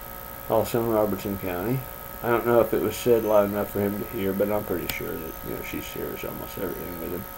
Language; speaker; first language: English; native; English